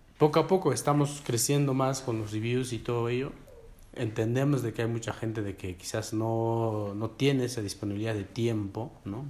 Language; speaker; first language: Spanish; non-native, local second language; Quechua